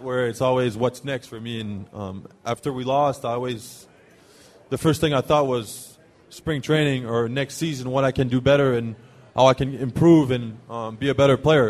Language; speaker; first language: English; non-native, fluent; French